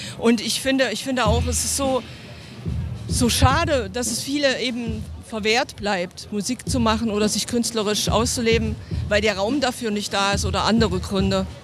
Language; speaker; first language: German; native; German